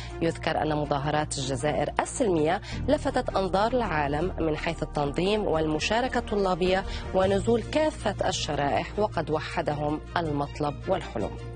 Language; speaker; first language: Arabic; native; Arabic